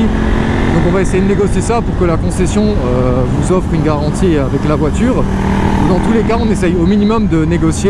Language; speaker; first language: French; native; French